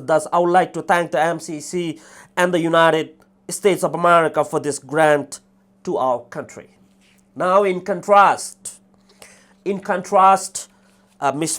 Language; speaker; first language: English; non-native, fluent; Nepali